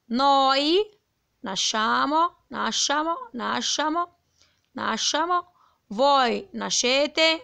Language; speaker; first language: Italian; non-native, fluent; Arabic